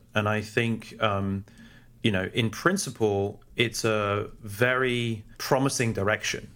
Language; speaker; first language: English; native; English